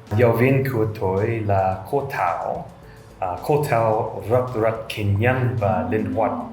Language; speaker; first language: Vietnamese; non-native, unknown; English